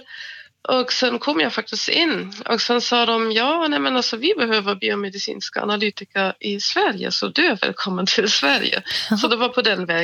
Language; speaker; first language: Swedish; non-native, fluent; German